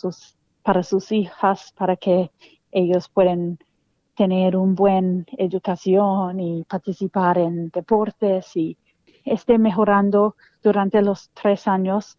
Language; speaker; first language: Spanish; non-native, fluent; English